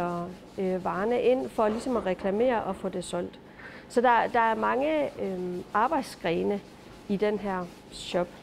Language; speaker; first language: Danish; native; Danish